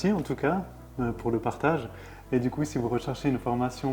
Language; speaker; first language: French; native; French